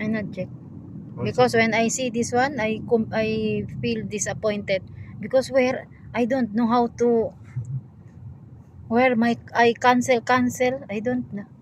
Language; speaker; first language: English; non-native, learner; Filipino